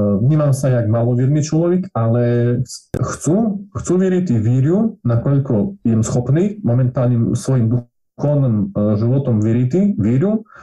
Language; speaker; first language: Slovak; non-native, local second language; Rusyn